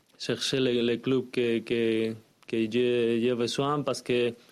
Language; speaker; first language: French; non-native, learner; Spanish